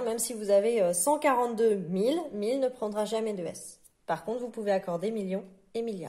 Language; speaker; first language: French; native; French